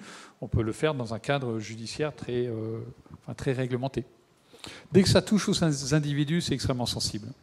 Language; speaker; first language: French; native; French